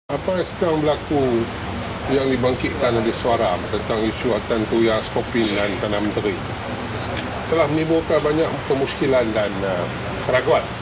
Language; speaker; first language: Malay; native; Malay